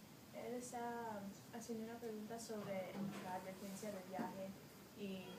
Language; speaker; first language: Spanish; non-native, learner; English